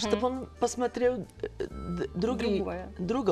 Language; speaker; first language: Russian; non-native, fluent; Polish